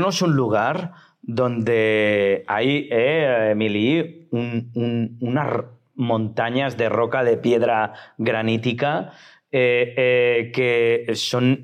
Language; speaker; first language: Spanish; native; Spanish